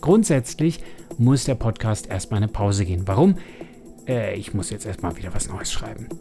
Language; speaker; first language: German; native; German